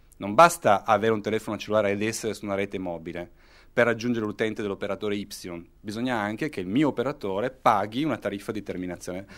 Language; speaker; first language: Italian; native; Italian